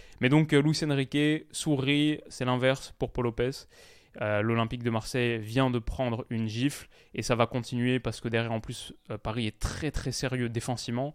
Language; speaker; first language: French; native; French